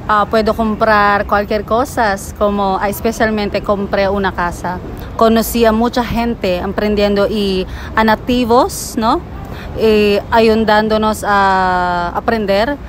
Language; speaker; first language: Spanish; non-native, learner; Filipino